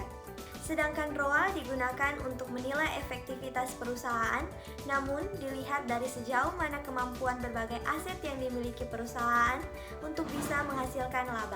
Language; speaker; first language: Indonesian; native; Indonesian